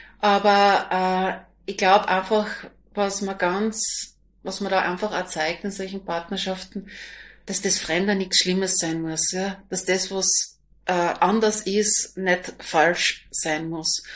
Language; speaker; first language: German; non-native, local second language; Slovenian